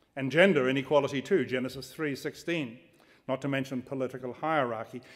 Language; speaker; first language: English; native; English